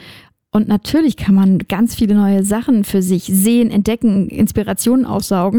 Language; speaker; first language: German; native; German